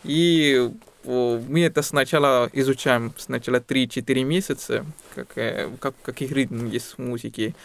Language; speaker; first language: Russian; non-native, fluent; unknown